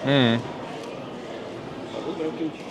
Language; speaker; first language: Russian; native; Russian